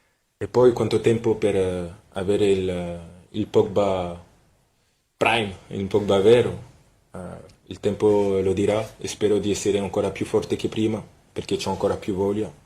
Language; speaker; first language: Italian; non-native, fluent; French